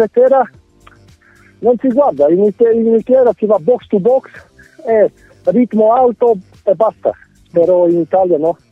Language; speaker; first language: Italian; non-native, fluent; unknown